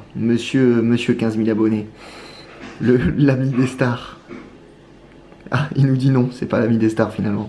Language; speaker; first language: French; native; French